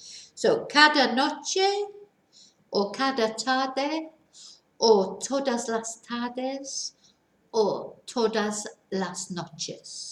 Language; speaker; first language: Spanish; non-native, fluent; English